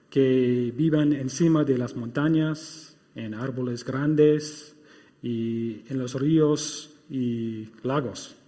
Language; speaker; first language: Spanish; non-native, fluent; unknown